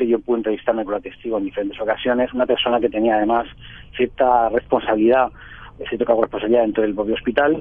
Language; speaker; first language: Spanish; native; Spanish